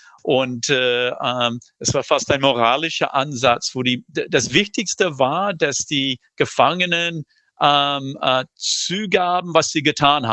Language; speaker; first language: German; non-native, fluent; English